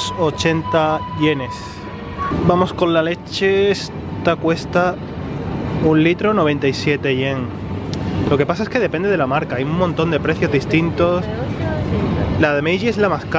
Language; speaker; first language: Spanish; native; Spanish